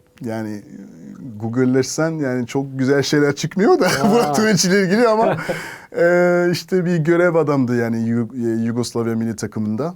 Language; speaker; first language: Turkish; non-native, fluent; French